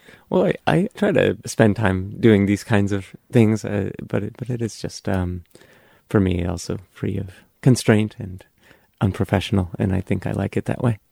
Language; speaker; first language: English; native; English